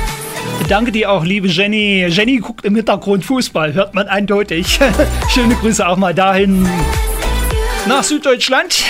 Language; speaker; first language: German; native; German